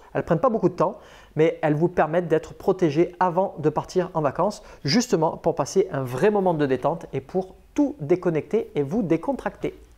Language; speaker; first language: French; native; French